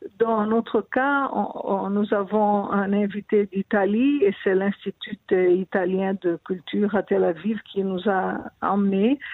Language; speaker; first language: French; non-native, fluent; Portuguese